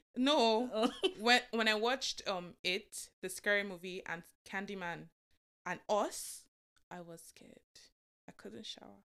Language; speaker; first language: English; non-native, local second language; Yoruba